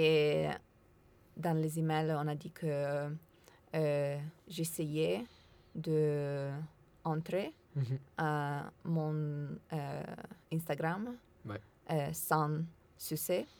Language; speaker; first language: French; non-native, learner; Italian